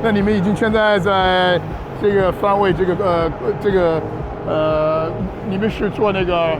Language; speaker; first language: Chinese; non-native, fluent; English